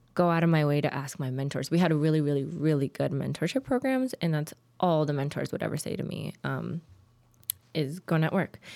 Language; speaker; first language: English; early bilingual, other home language; Tajik